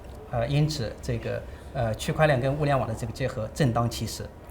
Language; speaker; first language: Chinese; native; Chinese